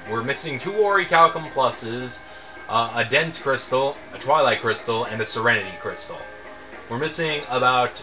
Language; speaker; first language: English; native; English